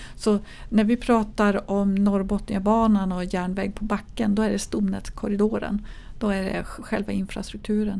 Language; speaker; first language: Swedish; native; Swedish